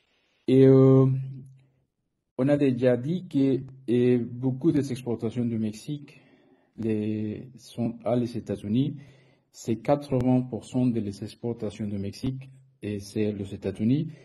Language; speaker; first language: French; non-native, fluent; Spanish